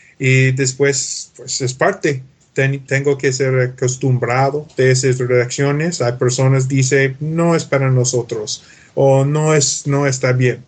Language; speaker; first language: Spanish; non-native, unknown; English